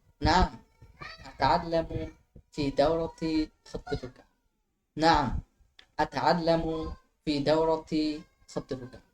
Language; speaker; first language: Arabic; non-native, fluent; Bangla